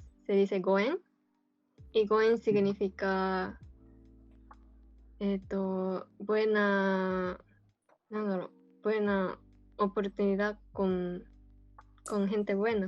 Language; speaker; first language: Spanish; non-native, fluent; Japanese